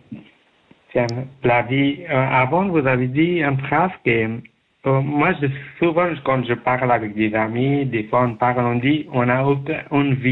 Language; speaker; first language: French; non-native, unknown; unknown